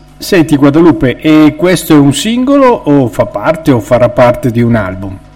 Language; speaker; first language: Italian; native; Italian